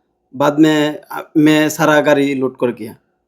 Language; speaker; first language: Hindi; non-native, learner; Bangla